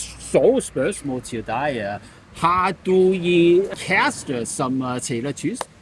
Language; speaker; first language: Danish; non-native, learner; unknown